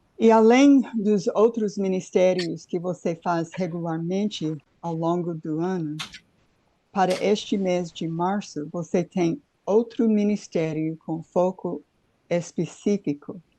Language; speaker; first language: Portuguese; non-native, fluent; English